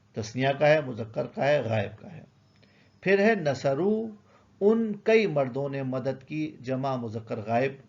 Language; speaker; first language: Urdu; native; Urdu